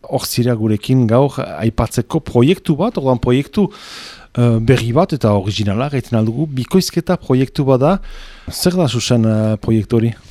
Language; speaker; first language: Basque; native; Basque